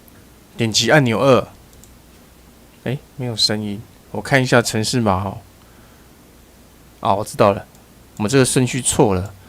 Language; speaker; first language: Chinese; native; Chinese